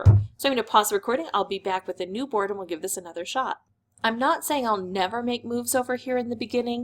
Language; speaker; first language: English; native; English